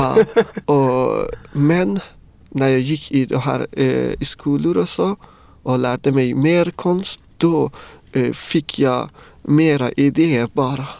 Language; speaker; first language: Swedish; non-native, fluent; Persian